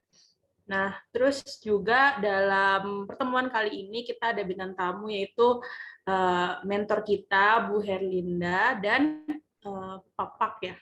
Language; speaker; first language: Indonesian; native; Indonesian